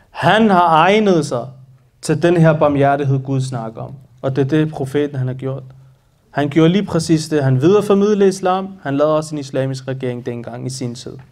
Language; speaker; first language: Danish; early bilingual, other home language; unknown